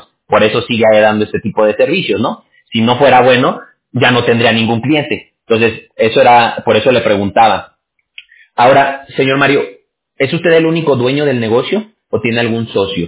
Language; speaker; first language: Spanish; native; Spanish